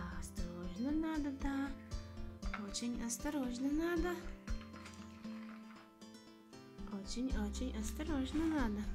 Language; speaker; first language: Russian; non-native, learner; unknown